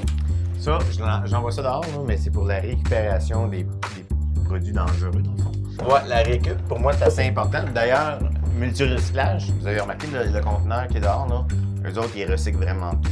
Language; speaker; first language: French; native; French